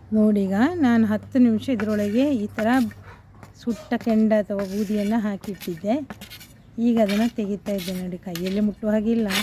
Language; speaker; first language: Kannada; non-native, local second language; Tulu